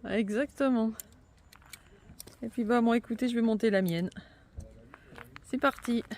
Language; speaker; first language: French; native; French